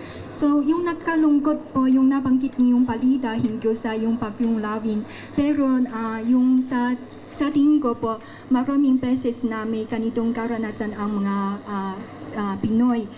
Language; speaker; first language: Filipino; non-native, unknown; Chinese